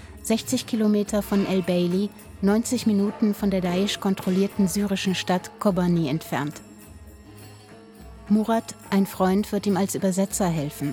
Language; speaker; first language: German; native; German